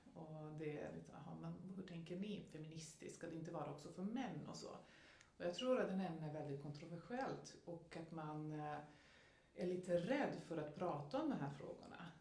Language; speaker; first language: Swedish; non-native, fluent; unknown